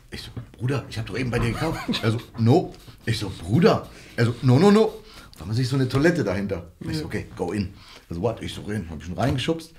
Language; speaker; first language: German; early bilingual, other home language; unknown